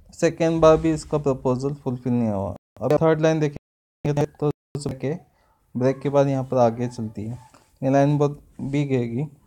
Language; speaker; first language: Hindi; non-native, local second language; Marathi